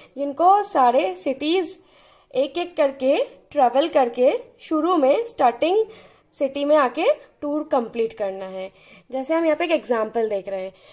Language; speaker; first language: Hindi; non-native, local second language; Bangla